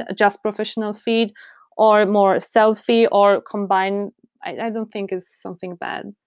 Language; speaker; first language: English; non-native, fluent; Polish